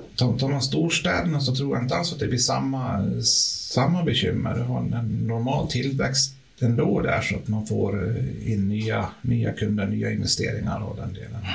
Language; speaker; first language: Swedish; native; Swedish